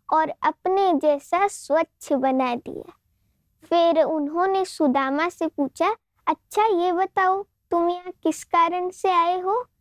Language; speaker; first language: Hindi; non-native, local second language; Gujarati